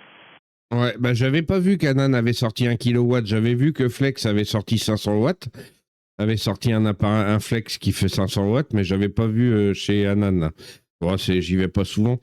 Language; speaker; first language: French; native; French